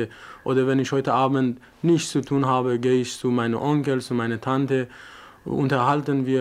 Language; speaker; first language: German; non-native, fluent; Persian